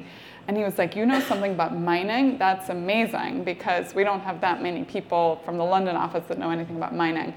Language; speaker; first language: English; native; English